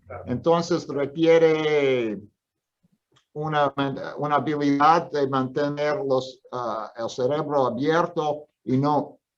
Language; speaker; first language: Spanish; non-native, fluent; English